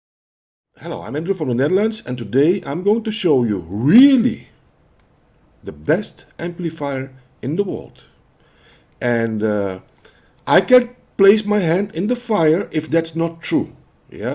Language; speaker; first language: English; non-native, fluent; Dutch